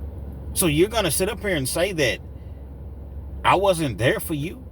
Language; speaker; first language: English; native; English